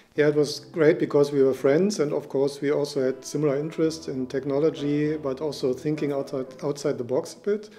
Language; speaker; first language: English; non-native, fluent; German